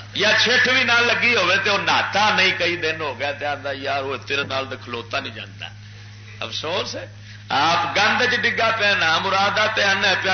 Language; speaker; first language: Urdu; native; Urdu